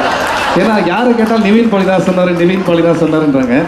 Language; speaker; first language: Tamil; native; Tamil